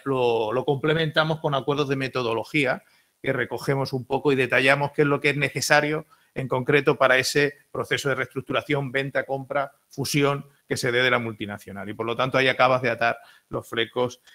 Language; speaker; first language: Spanish; native; Spanish